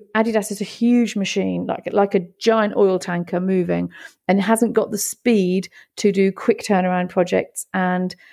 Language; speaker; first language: English; native; English